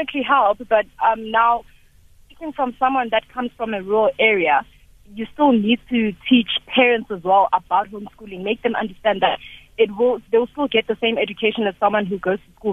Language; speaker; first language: English; non-native, local second language; Zulu